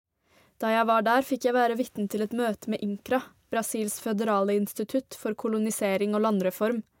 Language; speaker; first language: Norwegian; native; Norwegian